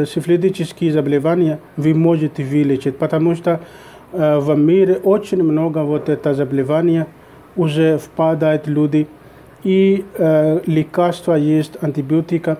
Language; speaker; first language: Russian; non-native, learner; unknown